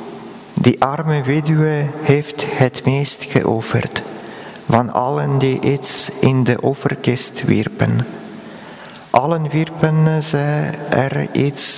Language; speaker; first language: Dutch; non-native, fluent; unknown